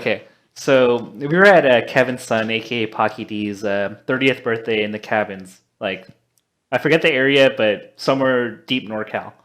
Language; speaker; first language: English; native; English